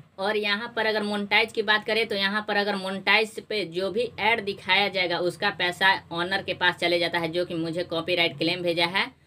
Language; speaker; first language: Hindi; native; Hindi